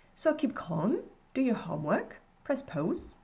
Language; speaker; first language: English; non-native, fluent; French